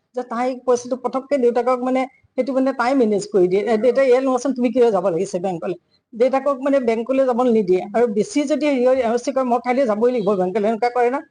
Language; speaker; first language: Assamese; native; Assamese